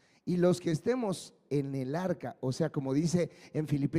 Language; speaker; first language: Spanish; native; Spanish